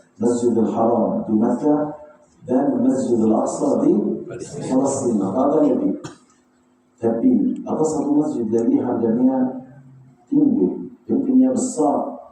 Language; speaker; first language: Malay; non-native, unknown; Arabic